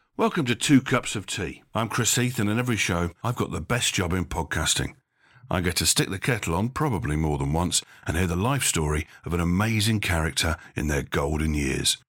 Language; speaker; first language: English; native; English